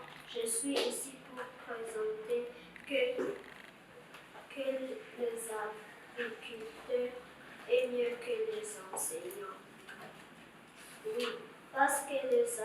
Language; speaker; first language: French; non-native, learner; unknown